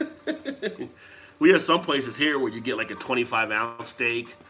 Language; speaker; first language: English; native; English